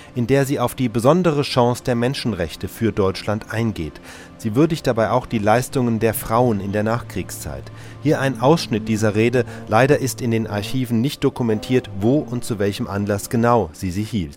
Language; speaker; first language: German; native; German